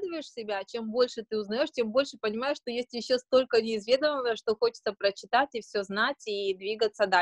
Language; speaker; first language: Russian; native; Russian